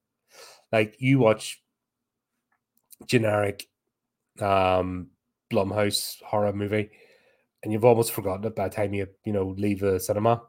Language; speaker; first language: English; native; English